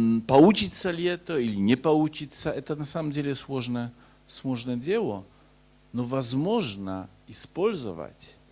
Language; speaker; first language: Russian; non-native, fluent; Polish